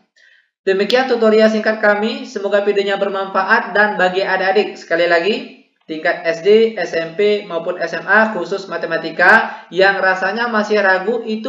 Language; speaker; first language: Indonesian; native; Indonesian